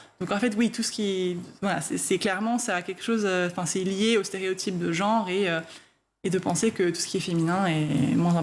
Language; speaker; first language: French; native; French